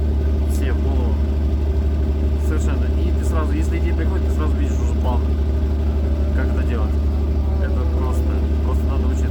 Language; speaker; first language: Russian; native; Russian